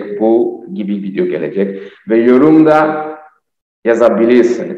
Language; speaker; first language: Turkish; non-native, learner; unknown